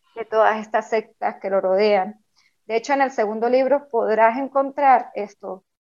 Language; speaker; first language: Spanish; native; Spanish